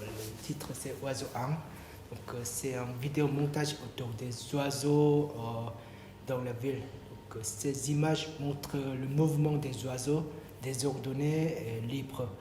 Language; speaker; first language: French; non-native, fluent; Korean